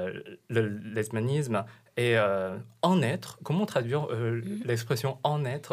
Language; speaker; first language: French; non-native, fluent; Chinese